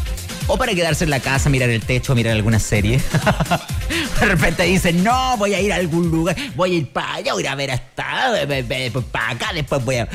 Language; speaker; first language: Spanish; native; Spanish